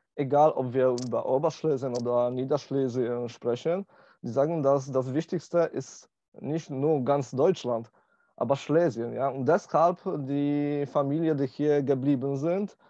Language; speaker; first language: German; non-native, learner; Polish